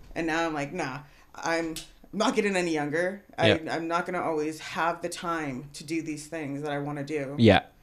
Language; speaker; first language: English; native; English